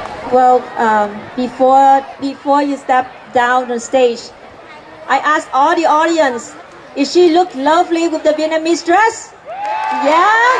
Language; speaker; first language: English; non-native, fluent; Vietnamese